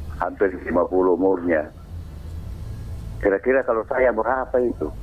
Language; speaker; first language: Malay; non-native, local second language; Buginese